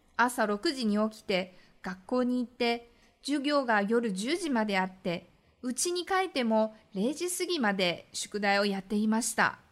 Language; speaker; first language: Japanese; non-native, fluent; Chinese